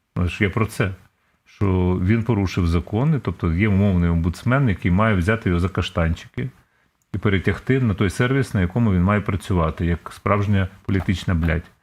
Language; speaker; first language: Ukrainian; native; Ukrainian